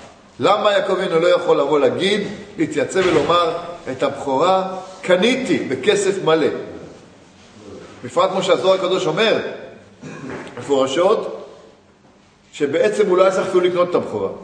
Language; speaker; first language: Hebrew; native; Hebrew